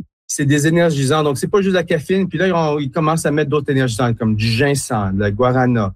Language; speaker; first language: French; native; French